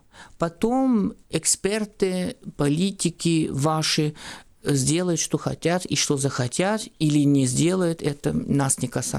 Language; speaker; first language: Russian; non-native, fluent; French